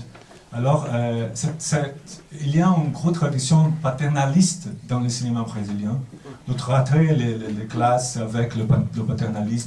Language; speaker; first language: French; non-native, fluent; Portuguese